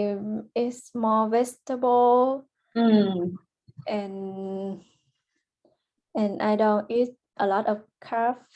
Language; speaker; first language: English; early bilingual, heritage; Vietnamese